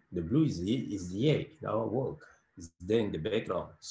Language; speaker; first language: English; non-native, learner; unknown